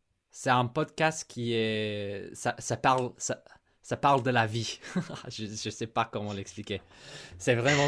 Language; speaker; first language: French; non-native, fluent; English